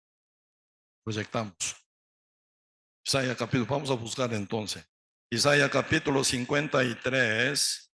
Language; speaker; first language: Spanish; non-native, learner; Korean